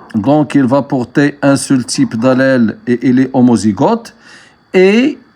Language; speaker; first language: French; non-native, local second language; Arabic